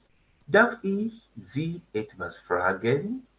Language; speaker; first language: German; non-native, fluent; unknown